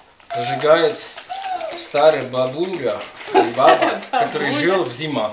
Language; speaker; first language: Russian; non-native, learner; French